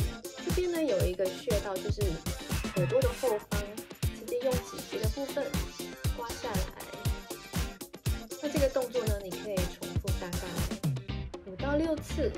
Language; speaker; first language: Chinese; native; Chinese